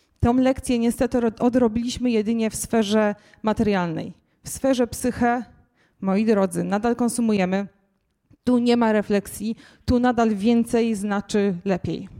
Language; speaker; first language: Polish; native; Polish